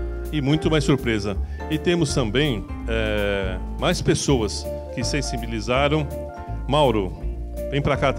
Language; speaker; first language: Portuguese; native; Portuguese